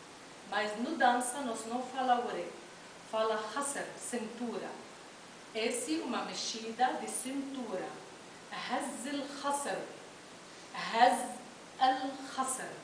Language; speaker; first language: Portuguese; non-native, fluent; Arabic